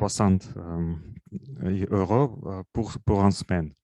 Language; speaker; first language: French; non-native, learner; Russian